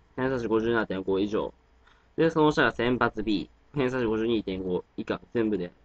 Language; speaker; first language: Japanese; native; Japanese